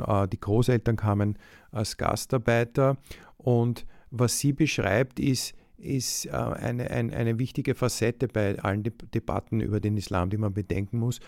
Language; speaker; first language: German; native; German